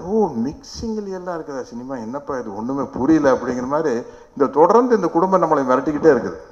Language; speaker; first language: Tamil; native; Tamil